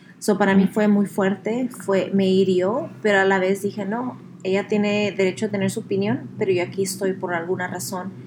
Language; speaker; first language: Spanish; early bilingual, heritage; Spanish